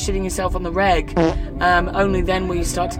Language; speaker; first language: English; native; English